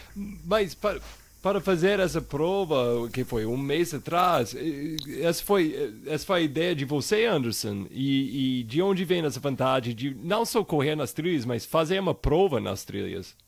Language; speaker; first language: Portuguese; non-native, fluent; English